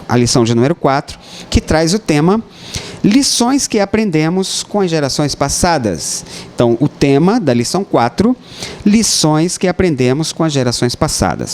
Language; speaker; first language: Portuguese; native; Portuguese